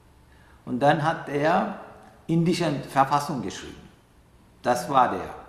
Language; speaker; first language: German; non-native, fluent; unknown